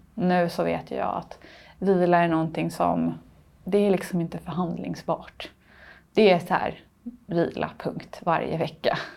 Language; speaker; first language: Swedish; native; Swedish